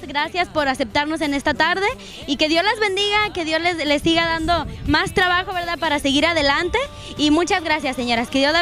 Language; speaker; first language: Spanish; native; Spanish